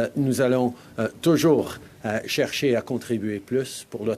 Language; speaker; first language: French; native; French